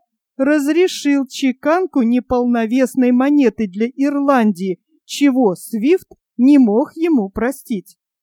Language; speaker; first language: Russian; native; Russian